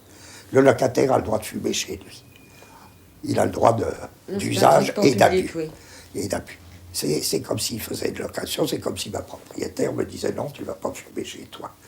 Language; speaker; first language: French; native; French